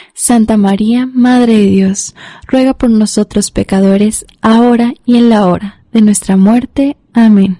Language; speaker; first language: Spanish; native; Spanish